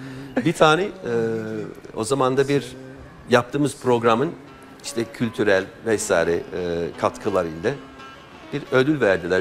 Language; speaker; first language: Turkish; non-native, fluent; English